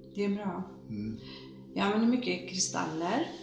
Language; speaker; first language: Swedish; native; Swedish